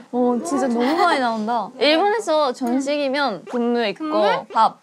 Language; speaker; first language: Korean; non-native, fluent; Japanese